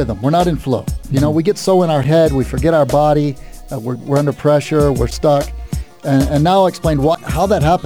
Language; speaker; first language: English; native; English